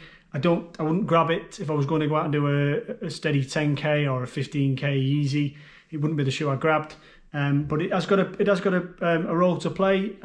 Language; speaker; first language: English; native; English